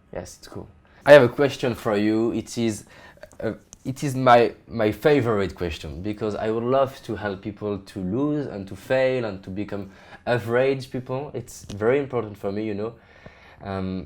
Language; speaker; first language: English; non-native, fluent; French